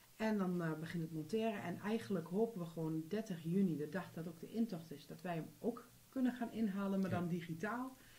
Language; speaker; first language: Dutch; native; Dutch